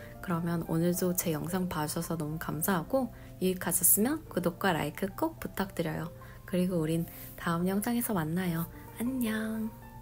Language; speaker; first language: Korean; native; Korean